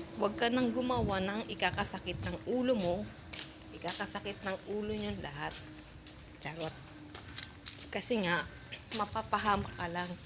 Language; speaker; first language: Filipino; native; Filipino